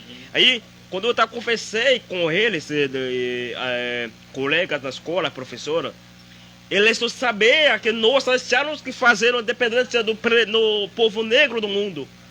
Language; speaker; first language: Portuguese; non-native, learner; Haitian Creole